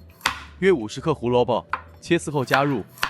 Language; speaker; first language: Chinese; native; Chinese